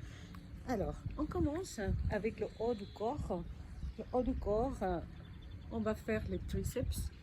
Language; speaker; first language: French; non-native, fluent; Spanish